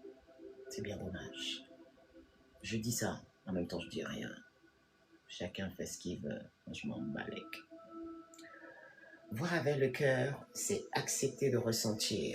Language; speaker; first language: French; native; French